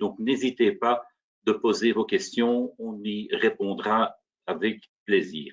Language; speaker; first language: French; native; French